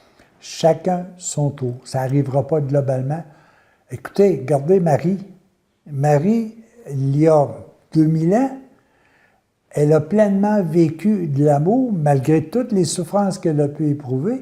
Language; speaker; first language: French; native; French